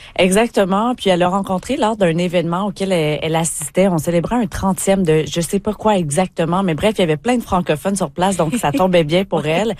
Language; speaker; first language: French; native; French